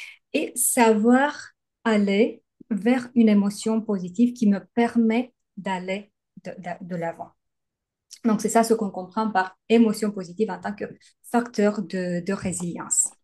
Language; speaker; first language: French; native; French